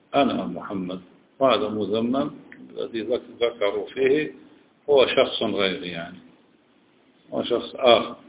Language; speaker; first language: Arabic; native; Arabic